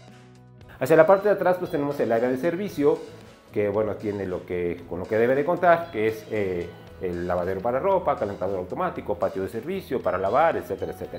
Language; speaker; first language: Spanish; native; Spanish